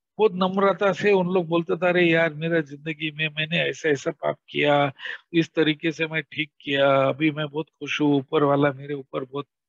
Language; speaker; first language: Hindi; non-native, local second language; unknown